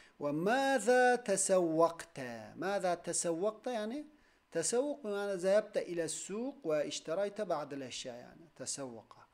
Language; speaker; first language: Arabic; non-native, fluent; Turkish